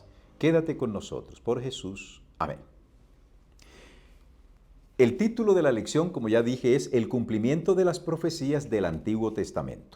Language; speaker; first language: Spanish; native; Spanish